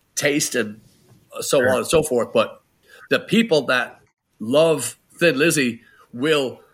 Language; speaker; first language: English; native; English